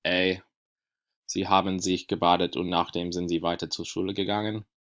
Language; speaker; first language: German; non-native, learner; English